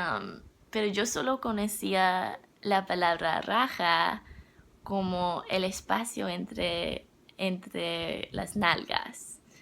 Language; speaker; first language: Spanish; non-native, learner; English